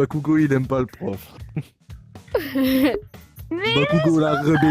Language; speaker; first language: French; native; French